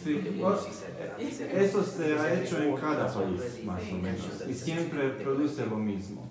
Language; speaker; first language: Spanish; non-native, fluent; Croatian